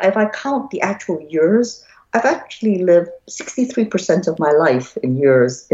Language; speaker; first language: English; non-native, local second language; Cantonese